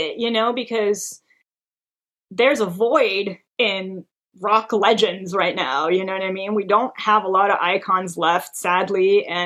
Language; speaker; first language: English; non-native, fluent; Hebrew